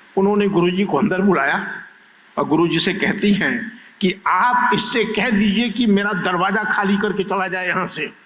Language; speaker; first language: Hindi; native; Hindi